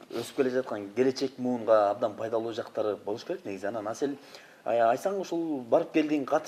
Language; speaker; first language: Kyrgyz; native; Kyrgyz